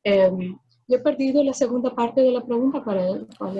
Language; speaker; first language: Spanish; non-native, fluent; Filipino